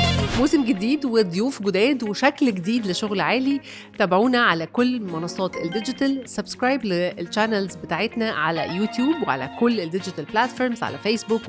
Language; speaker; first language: Arabic; native; Arabic